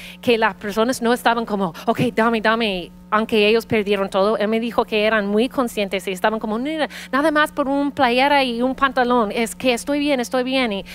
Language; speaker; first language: Spanish; early bilingual, heritage; Spanish